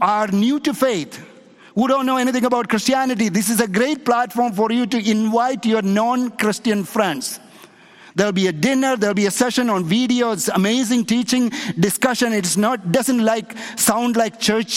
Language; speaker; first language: English; non-native, local second language; Malayalam